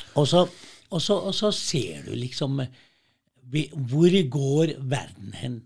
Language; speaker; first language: Norwegian; early bilingual, other home language; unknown